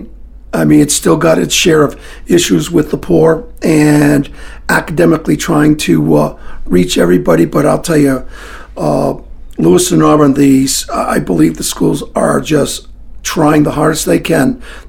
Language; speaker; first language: English; early bilingual, other home language; French